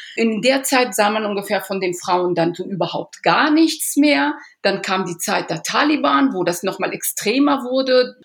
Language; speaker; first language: German; early bilingual, other home language; Persian